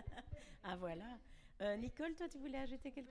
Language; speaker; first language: French; native; French